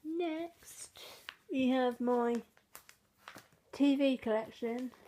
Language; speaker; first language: English; native; English